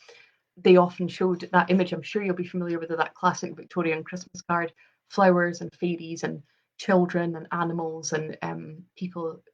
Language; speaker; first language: English; native; English